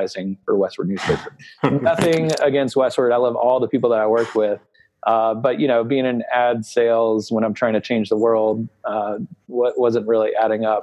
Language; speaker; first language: English; native; English